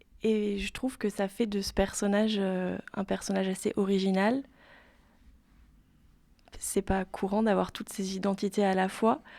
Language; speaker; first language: French; native; French